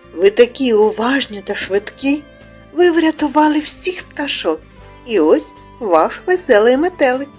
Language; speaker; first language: Ukrainian; native; Ukrainian